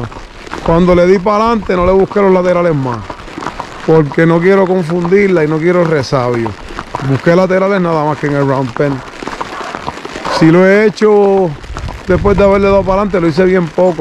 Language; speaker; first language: Spanish; native; Spanish